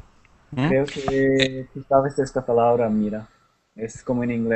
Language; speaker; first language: Spanish; non-native, learner; English